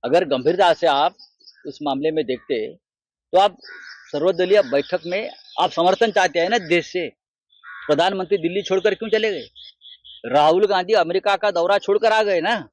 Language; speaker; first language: Hindi; non-native, local second language; Marathi